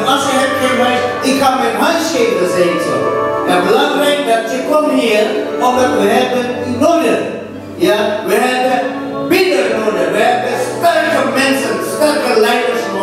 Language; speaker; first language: Dutch; non-native, fluent; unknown